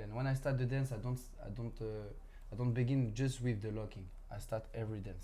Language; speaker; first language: English; non-native, learner; French